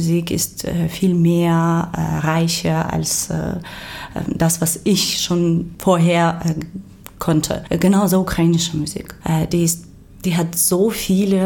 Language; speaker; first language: German; non-native, fluent; Ukrainian